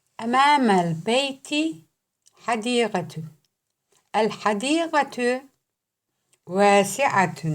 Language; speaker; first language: Arabic; non-native, fluent; Turkish